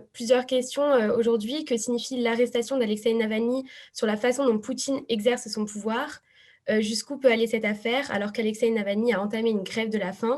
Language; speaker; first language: French; native; French